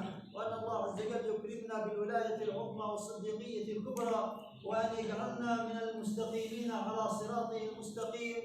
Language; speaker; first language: Arabic; native; Arabic